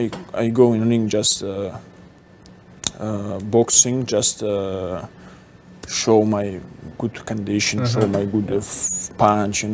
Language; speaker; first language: English; non-native, learner; Russian